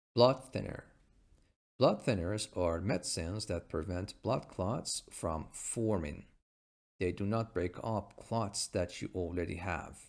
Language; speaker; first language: English; non-native, fluent; Persian